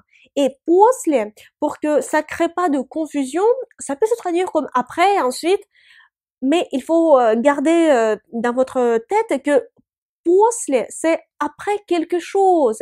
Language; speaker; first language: French; non-native, fluent; Russian